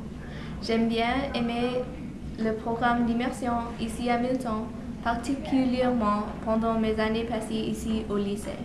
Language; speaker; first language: French; non-native, fluent; English